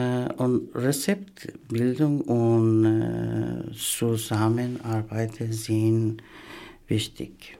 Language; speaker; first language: German; non-native, learner; Persian